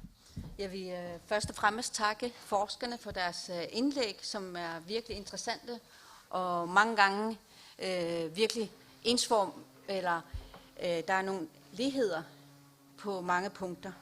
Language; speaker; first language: Danish; non-native, local second language; Kalaallisut